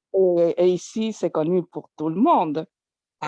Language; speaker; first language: French; non-native, learner; Spanish